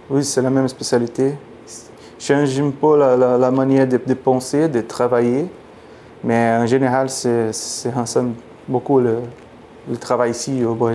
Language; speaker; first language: French; non-native, learner; Portuguese